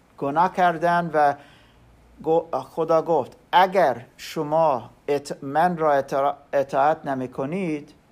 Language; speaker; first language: Persian; non-native, learner; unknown